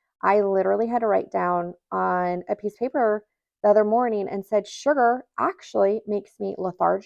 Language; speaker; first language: English; native; English